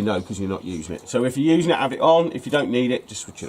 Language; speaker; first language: English; native; English